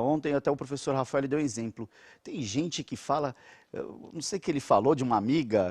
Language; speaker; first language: Portuguese; native; Portuguese